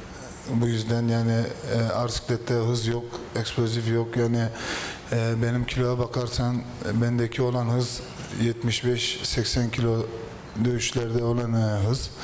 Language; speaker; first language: Turkish; early bilingual, heritage; Turkish